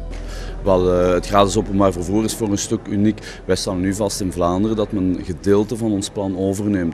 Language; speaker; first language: Dutch; native; Dutch